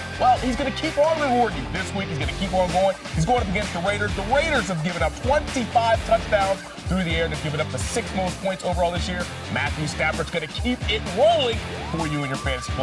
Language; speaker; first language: English; native; English